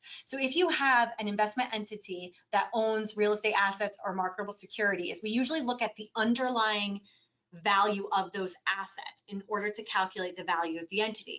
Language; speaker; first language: English; native; English